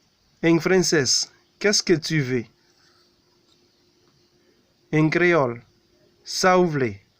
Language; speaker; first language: French; non-native, learner; Haitian Creole